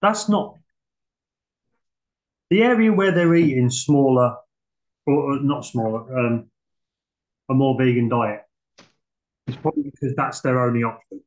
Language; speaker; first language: English; native; English